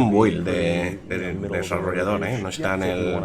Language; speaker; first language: Spanish; native; Spanish